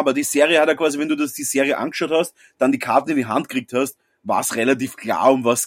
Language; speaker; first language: German; native; German